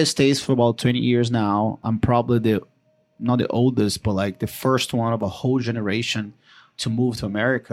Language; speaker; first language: English; non-native, fluent; Portuguese